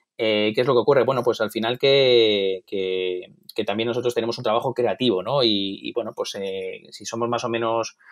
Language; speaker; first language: Spanish; native; Spanish